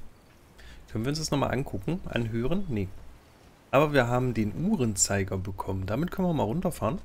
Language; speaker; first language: German; native; German